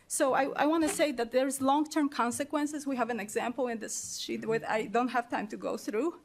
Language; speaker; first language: English; non-native, fluent; Polish